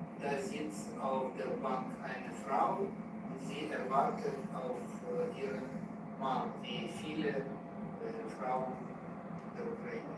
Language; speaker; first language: German; non-native, learner; Ukrainian